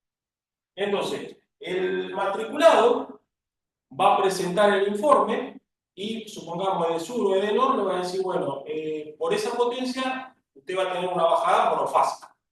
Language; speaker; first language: Spanish; native; Spanish